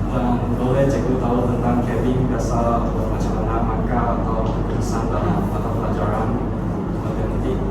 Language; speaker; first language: Malay; non-native, local second language; Chinese